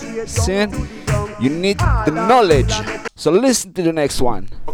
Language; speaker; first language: English; non-native, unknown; Hebrew